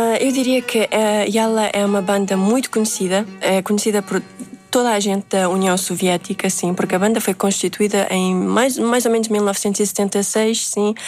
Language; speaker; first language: Portuguese; early bilingual, other home language; Uzbek